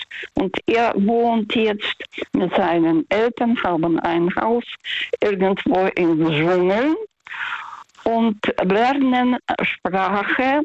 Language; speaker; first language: German; non-native, fluent; Russian